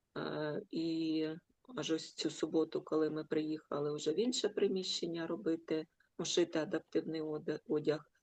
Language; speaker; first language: Ukrainian; non-native, local second language; Russian